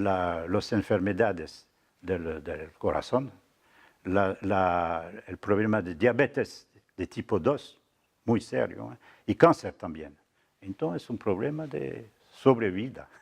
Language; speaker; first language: Spanish; non-native, fluent; French